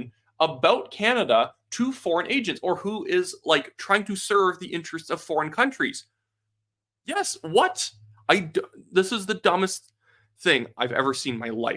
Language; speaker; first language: English; native; English